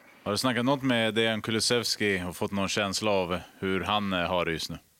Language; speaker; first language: Swedish; native; Swedish